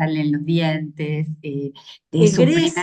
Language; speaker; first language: Spanish; native; Spanish